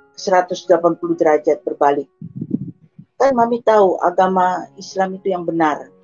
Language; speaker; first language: Indonesian; native; Indonesian